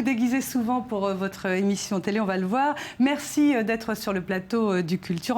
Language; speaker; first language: French; native; French